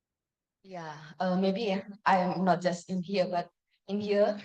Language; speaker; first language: English; non-native, fluent; Indonesian